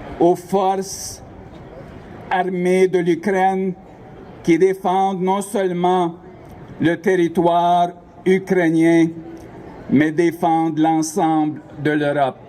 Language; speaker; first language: French; non-native, local second language; Ukrainian